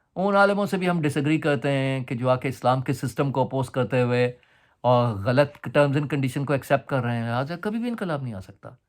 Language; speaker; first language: Urdu; native; Urdu